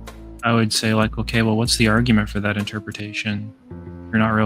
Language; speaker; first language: English; native; English